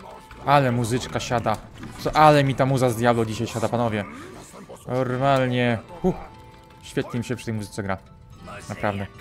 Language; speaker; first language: Polish; native; Polish